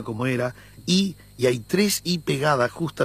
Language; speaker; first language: Spanish; native; Spanish